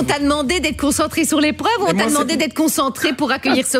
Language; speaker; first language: French; native; French